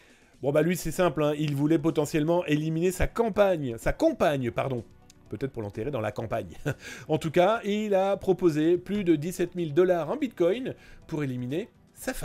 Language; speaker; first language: French; native; French